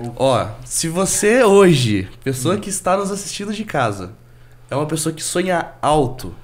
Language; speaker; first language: Portuguese; native; Portuguese